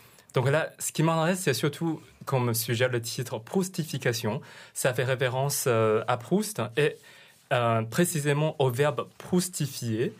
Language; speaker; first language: French; non-native, fluent; Chinese